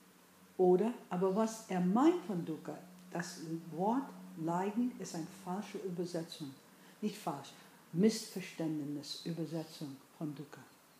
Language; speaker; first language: German; non-native, fluent; English